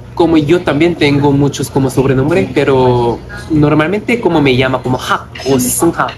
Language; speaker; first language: Spanish; non-native, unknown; Korean